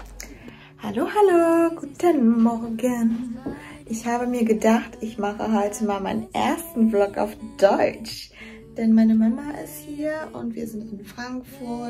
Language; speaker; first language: German; early bilingual, other home language; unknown